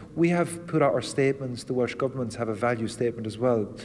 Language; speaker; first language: English; native; English